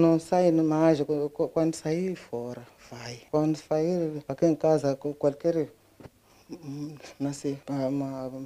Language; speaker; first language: Portuguese; non-native, learner; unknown